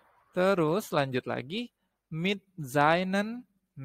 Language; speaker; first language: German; non-native, learner; Indonesian